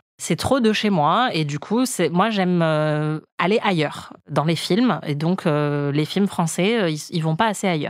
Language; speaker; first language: French; native; French